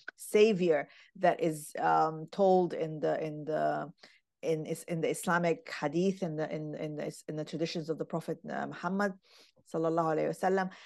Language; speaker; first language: English; non-native, fluent; Arabic